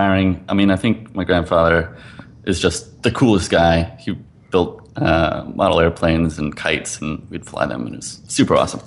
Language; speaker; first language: English; native; English